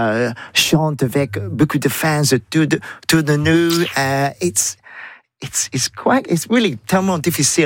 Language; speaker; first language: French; non-native, learner; English